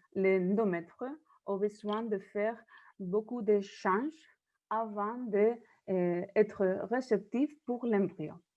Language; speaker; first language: French; non-native, fluent; Spanish